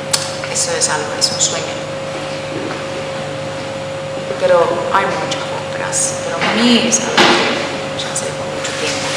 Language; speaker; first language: Spanish; non-native, fluent; Finnish